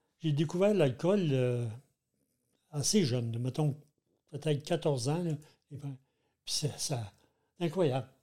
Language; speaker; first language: French; native; French